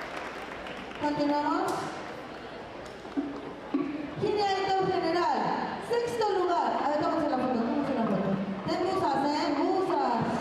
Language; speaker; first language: Spanish; native; Spanish